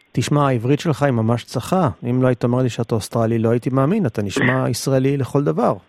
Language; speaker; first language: Hebrew; native; Hebrew